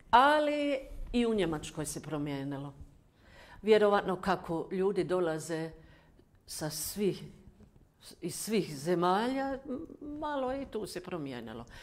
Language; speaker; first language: Croatian; non-native, fluent; German